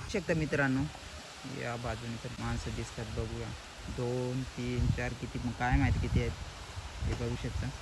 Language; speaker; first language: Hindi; non-native, local second language; Marathi